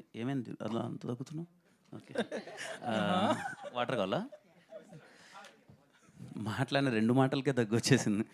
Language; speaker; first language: Telugu; native; Telugu